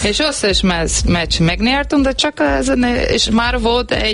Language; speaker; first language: Hungarian; non-native, learner; Portuguese